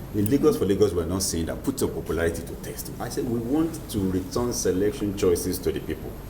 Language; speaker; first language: English; non-native, local second language; Yoruba